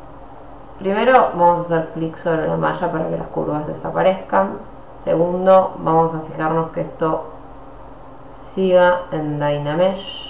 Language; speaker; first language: Spanish; native; Spanish